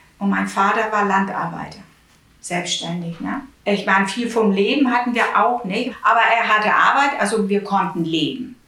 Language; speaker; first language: German; early bilingual, other home language; Italian